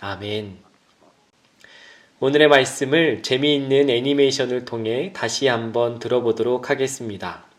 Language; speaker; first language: Korean; native; Korean